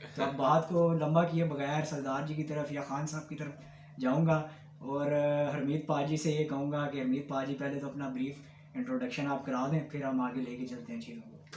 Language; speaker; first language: Urdu; non-native, local second language; Punjabi